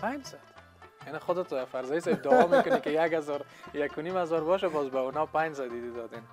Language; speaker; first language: Persian; native; Persian